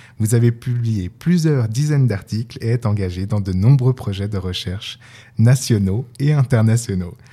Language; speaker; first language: French; native; French